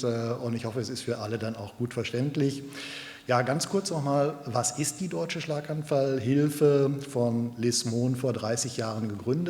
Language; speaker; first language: German; native; German